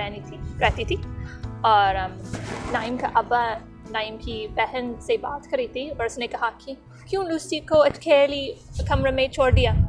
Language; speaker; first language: Hindi; non-native, learner; English